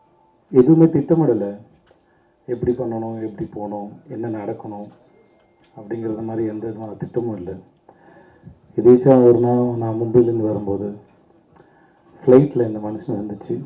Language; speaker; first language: Tamil; native; Tamil